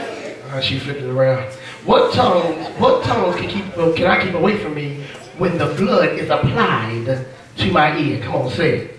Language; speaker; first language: English; native; English